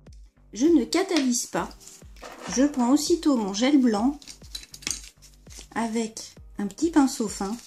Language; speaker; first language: French; native; French